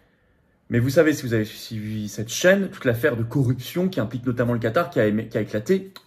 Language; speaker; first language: French; native; French